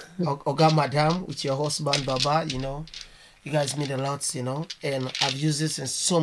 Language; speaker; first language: English; non-native, local second language; Krio